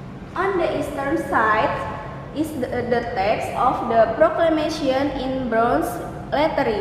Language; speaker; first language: English; non-native, learner; Indonesian